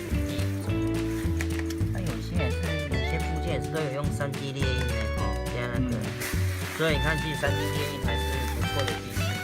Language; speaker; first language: Chinese; native; Chinese